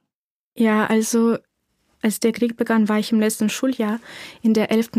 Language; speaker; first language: German; non-native, fluent; Ukrainian